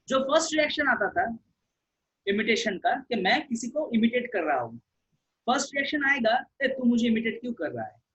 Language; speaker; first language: Hindi; non-native, local second language; Bangla